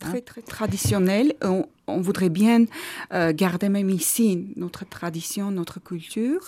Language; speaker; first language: French; non-native, learner; Armenian